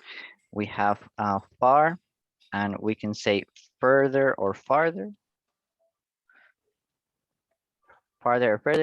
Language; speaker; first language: English; non-native, fluent; Spanish